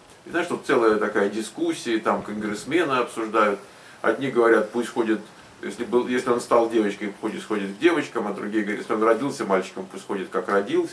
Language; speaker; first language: Russian; native; Russian